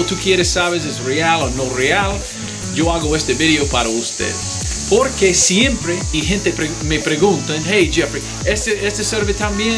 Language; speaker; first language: Spanish; non-native, learner; English